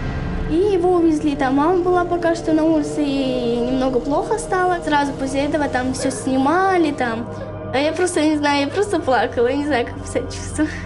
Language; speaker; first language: Russian; native; Russian